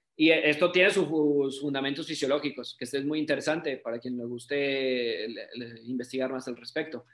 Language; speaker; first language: Spanish; native; Spanish